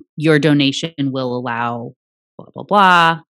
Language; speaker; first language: English; native; English